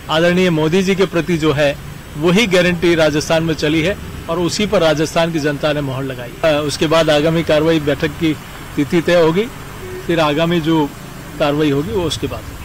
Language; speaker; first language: Hindi; native; Hindi